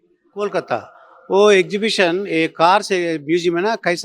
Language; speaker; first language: Hindi; non-native, local second language; Telugu